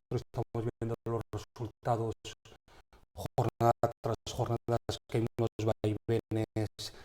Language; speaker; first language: Spanish; native; Spanish